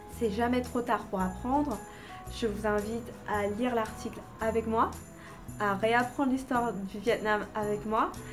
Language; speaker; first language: French; non-native, fluent; Vietnamese